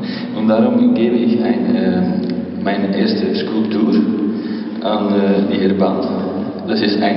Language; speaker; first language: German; non-native, learner; Dutch